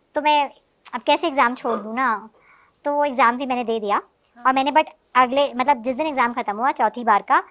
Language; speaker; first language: Hindi; native; Hindi